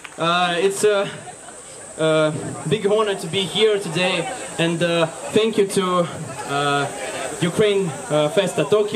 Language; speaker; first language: English; non-native, learner; Ukrainian